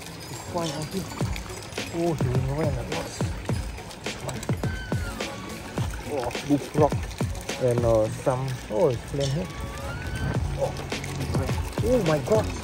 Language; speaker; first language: English; non-native, learner; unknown